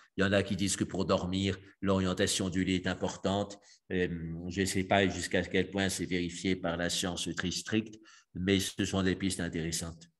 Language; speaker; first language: French; native; French